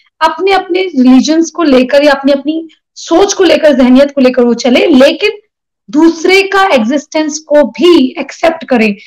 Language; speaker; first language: Hindi; native; Hindi